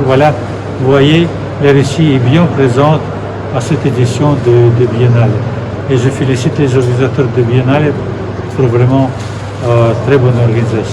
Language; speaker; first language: French; non-native, fluent; Russian